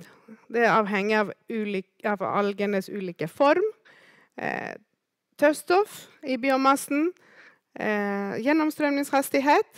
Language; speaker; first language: Norwegian; non-native, fluent; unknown